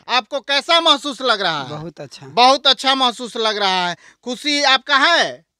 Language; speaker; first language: Hindi; native; Hindi